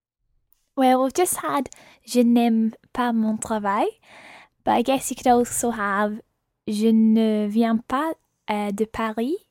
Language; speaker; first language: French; non-native, learner; English